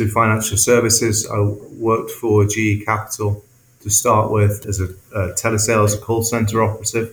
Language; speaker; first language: English; native; English